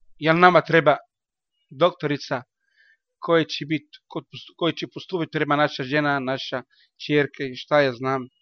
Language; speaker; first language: Bosnian; non-native, learner; Arabic